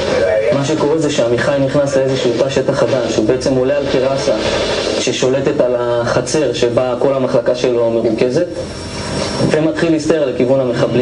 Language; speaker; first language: Hebrew; native; Hebrew